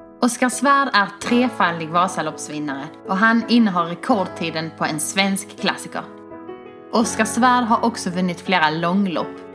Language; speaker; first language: Swedish; native; Swedish